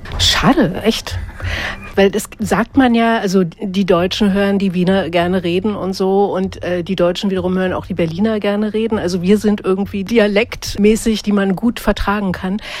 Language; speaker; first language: German; native; German